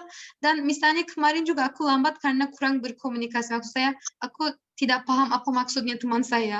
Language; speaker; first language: Indonesian; non-native, learner; Turkish